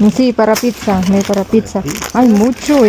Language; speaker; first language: Spanish; non-native, learner; Filipino